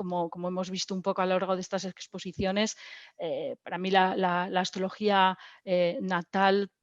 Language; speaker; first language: Spanish; native; Spanish